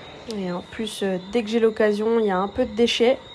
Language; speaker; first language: French; native; French